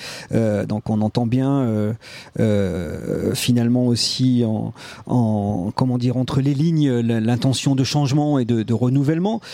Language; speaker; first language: French; native; French